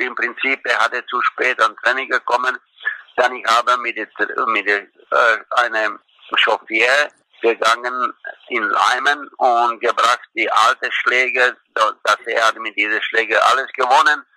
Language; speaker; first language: German; non-native, learner; Croatian